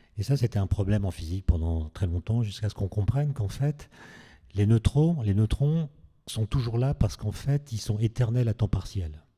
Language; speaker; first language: French; native; French